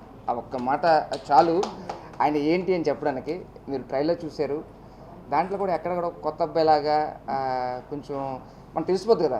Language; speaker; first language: Telugu; native; Telugu